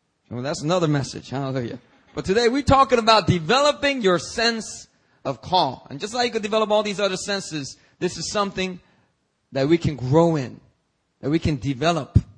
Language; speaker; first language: English; early bilingual, other home language; Korean